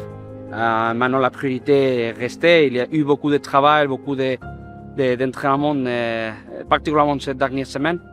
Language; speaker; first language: French; non-native, fluent; Spanish